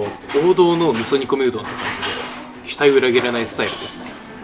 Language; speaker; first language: Japanese; native; Japanese